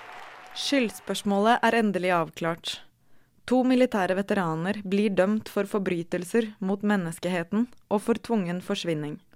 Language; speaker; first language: Norwegian; native; Norwegian